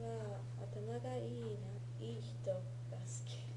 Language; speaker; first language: Japanese; non-native, learner; English